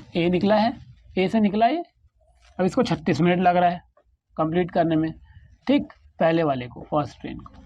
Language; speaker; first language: Hindi; native; Hindi